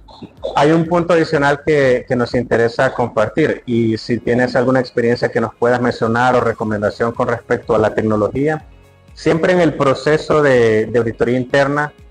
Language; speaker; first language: Spanish; native; Spanish